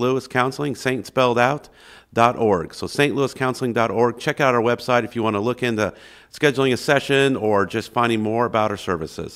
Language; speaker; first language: English; native; English